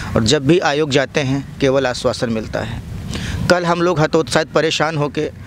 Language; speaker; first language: Hindi; native; Hindi